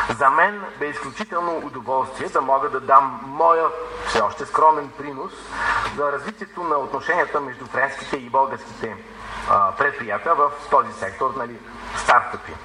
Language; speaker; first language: Bulgarian; non-native, fluent; French